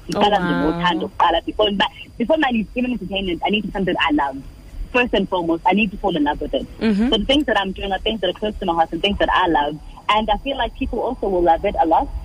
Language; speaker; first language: English; non-native, local second language; Xhosa